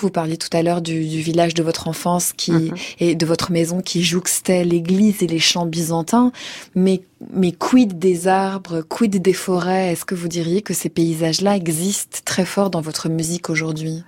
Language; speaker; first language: French; native; French